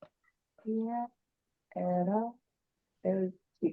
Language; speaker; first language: Spanish; non-native, learner; Korean